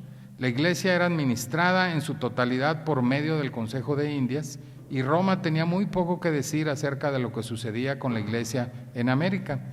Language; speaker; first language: Spanish; native; Spanish